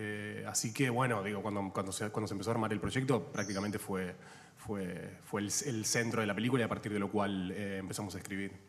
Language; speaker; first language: Spanish; native; Spanish